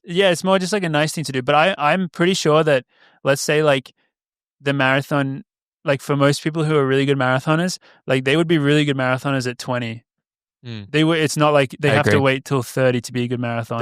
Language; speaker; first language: English; native; English